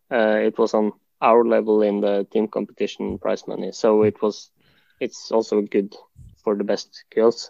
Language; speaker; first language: English; non-native, fluent; Norwegian